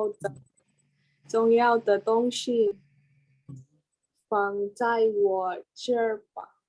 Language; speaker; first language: Chinese; non-native, learner; Indonesian